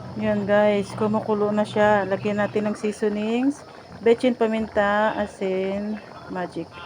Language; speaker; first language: Filipino; native; Filipino